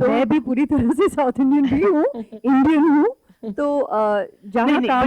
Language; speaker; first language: Hindi; non-native, local second language; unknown